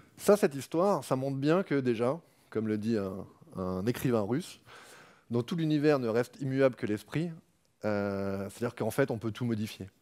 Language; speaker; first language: French; native; French